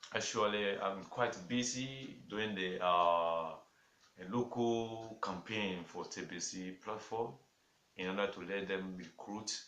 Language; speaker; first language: English; non-native, local second language; Yoruba